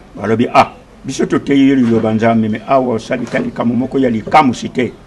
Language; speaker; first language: Lingala; non-native, local second language; Kongo